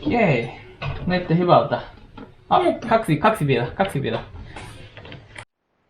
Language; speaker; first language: Finnish; non-native, learner; Japanese